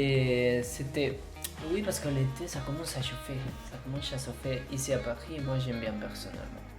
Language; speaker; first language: French; non-native, fluent; Spanish